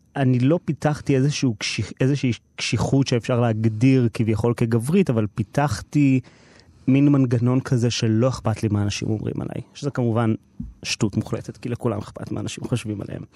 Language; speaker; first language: Hebrew; native; Hebrew